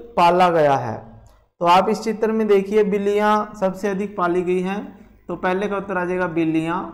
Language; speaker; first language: Hindi; native; Hindi